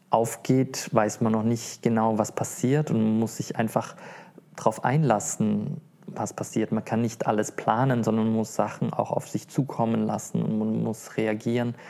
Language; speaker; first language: German; native; German